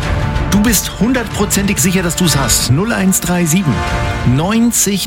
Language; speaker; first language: German; native; German